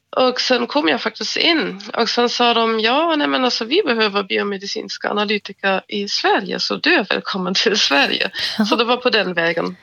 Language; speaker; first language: Swedish; non-native, fluent; German